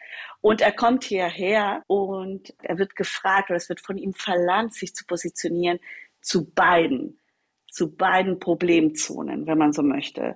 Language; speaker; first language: German; non-native, fluent; Italian